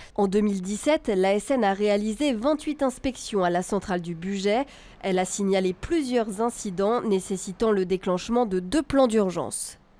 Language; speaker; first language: French; native; French